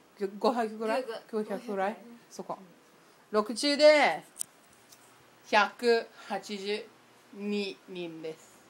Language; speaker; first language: Japanese; non-native, learner; English